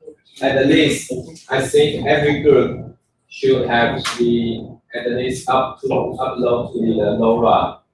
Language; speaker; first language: English; non-native, learner; Chinese